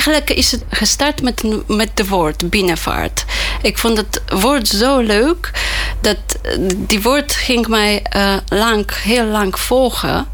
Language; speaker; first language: Dutch; non-native, fluent; Polish